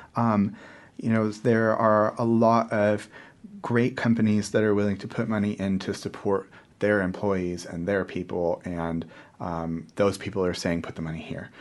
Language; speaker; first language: English; native; English